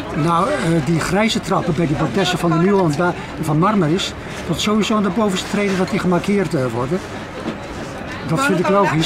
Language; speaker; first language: Dutch; native; Dutch